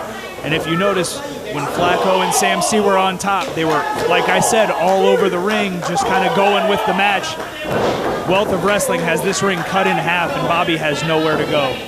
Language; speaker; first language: English; native; English